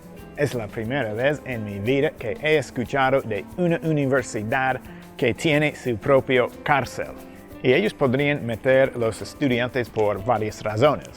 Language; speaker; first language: Spanish; non-native, fluent; English